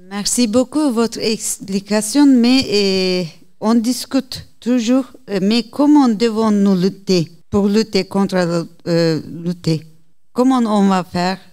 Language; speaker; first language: French; non-native, learner; Turkish